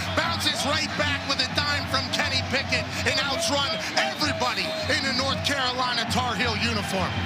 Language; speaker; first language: English; native; English